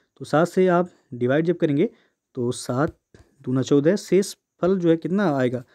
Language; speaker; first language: Hindi; native; Hindi